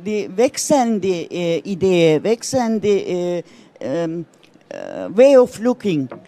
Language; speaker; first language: German; non-native, learner; Turkish